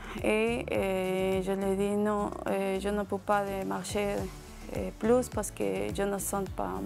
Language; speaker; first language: French; non-native, learner; Spanish